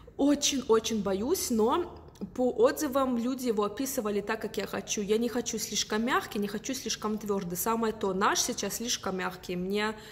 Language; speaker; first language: Russian; early bilingual, heritage; Russian